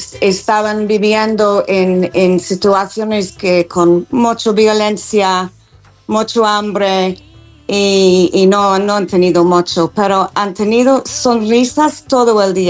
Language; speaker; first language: Spanish; non-native, fluent; English